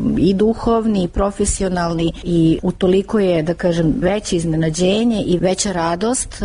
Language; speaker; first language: Serbian; native; Serbian